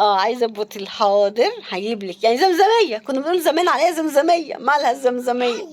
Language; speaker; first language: Arabic; native; Arabic